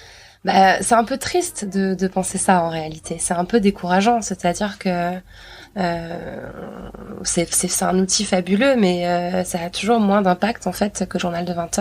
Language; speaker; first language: French; native; French